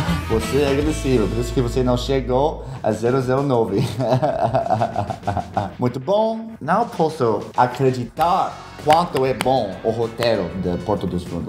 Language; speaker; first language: Portuguese; non-native, fluent; English